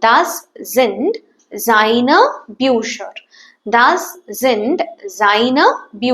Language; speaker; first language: German; non-native, fluent; Tamil